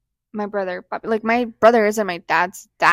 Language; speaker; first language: English; non-native, fluent; Spanish